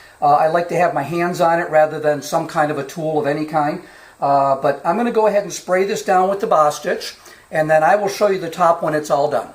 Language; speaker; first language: English; native; English